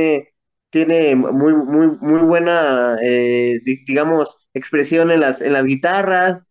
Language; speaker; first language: Spanish; native; Spanish